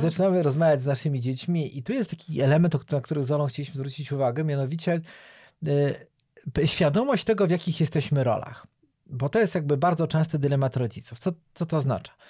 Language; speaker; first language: Polish; native; Polish